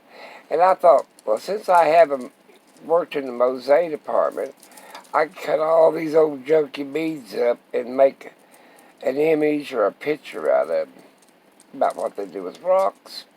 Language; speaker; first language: English; native; English